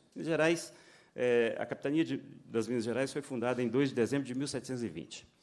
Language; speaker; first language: Portuguese; native; Portuguese